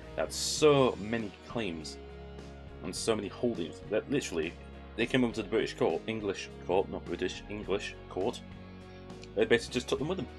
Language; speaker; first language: English; native; English